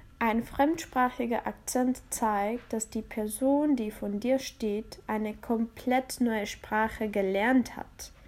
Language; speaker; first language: German; non-native, fluent; Czech